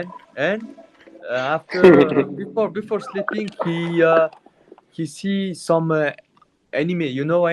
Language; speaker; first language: English; non-native, learner; Mongolian